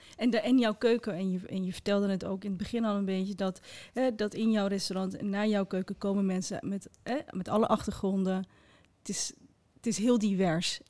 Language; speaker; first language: Dutch; early bilingual, other home language; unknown